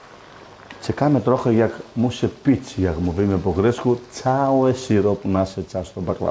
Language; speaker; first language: Polish; non-native, fluent; Greek